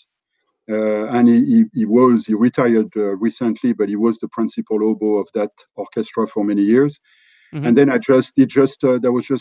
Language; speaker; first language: English; non-native, fluent; French